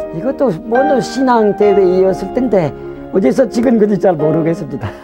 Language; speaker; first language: Korean; non-native, fluent; French